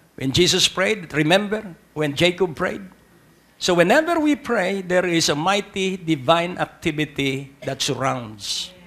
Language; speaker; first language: English; non-native, local second language; Filipino